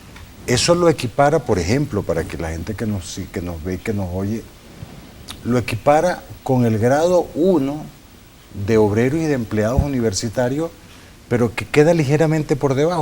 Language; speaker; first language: Spanish; native; Spanish